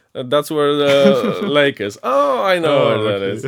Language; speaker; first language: English; non-native, fluent; Polish